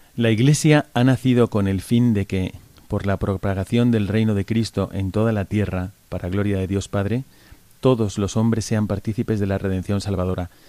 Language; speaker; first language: Spanish; native; Spanish